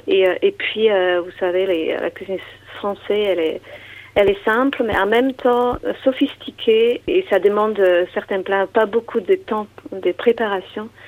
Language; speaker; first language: French; non-native, fluent; Slovak